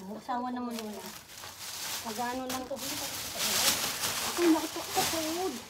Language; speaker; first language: Filipino; native; Filipino